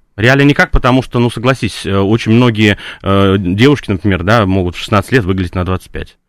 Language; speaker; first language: Russian; native; Russian